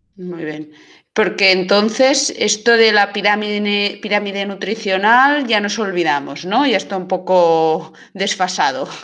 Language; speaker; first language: Spanish; non-native, local second language; Catalan